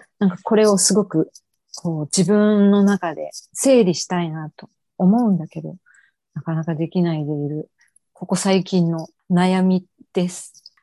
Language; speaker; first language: Japanese; native; Japanese